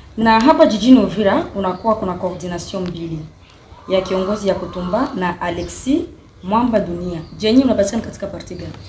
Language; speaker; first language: Swahili; native; Swahili